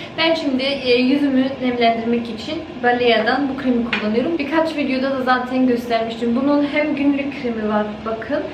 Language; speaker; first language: Turkish; early bilingual, heritage; Turkish